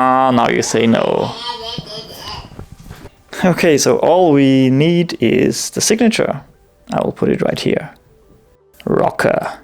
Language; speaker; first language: English; non-native, fluent; German